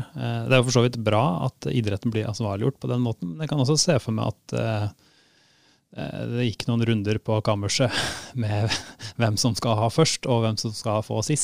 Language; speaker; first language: Norwegian; native; Norwegian